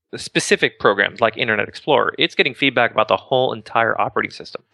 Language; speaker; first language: English; native; English